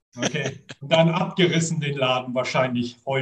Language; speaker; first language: German; native; German